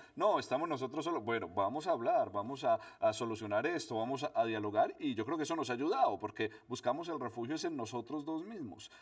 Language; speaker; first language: Spanish; native; Spanish